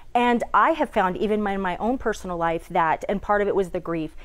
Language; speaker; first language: English; native; English